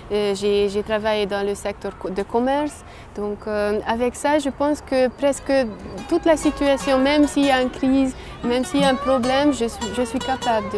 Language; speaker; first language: French; non-native, fluent; Hungarian